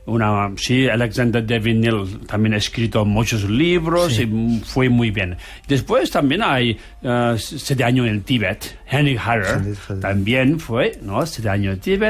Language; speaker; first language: Spanish; non-native, learner; Tibetan